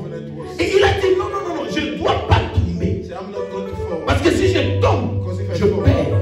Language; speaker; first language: French; non-native, local second language; Lingala